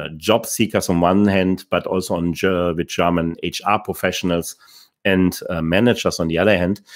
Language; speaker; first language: English; non-native, fluent; German